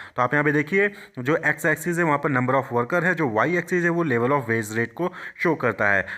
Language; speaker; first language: Hindi; native; Hindi